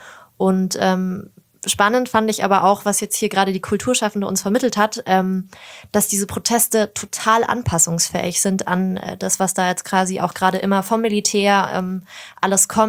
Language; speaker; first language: German; native; German